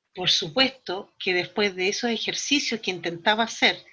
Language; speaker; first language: Spanish; native; Spanish